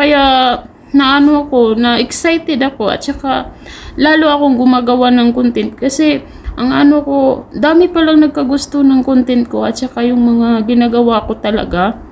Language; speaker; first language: Filipino; non-native, local second language; Cebuano